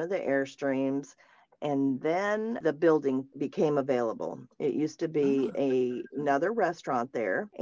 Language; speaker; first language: English; native; English